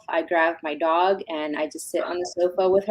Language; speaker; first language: English; native; English